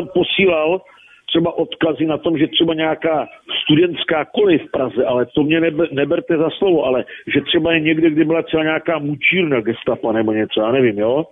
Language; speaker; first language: Czech; native; Czech